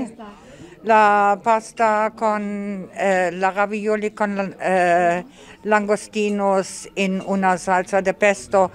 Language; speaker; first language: Spanish; non-native, learner; German